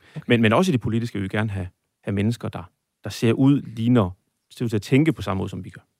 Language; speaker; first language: Danish; native; Danish